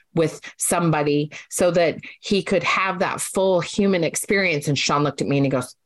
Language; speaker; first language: English; native; English